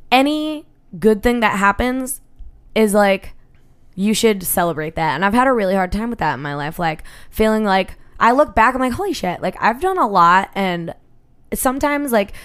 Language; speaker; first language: English; native; English